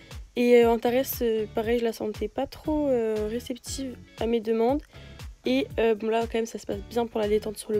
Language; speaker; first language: French; native; French